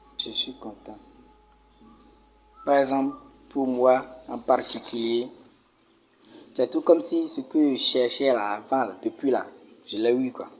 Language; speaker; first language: French; non-native, local second language; Fon